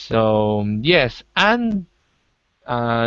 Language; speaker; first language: English; non-native, learner; Spanish